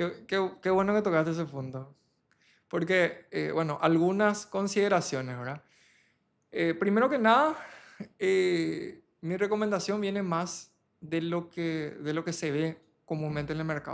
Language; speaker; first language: Spanish; native; Spanish